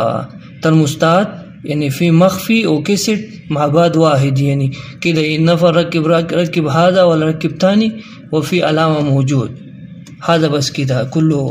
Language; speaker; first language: Arabic; non-native, learner; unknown